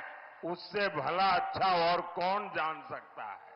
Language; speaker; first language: Hindi; non-native, local second language; Gujarati